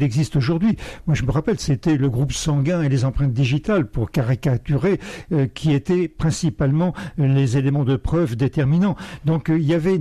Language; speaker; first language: French; native; French